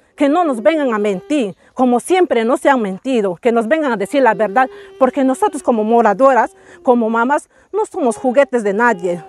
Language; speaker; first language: Spanish; native; Spanish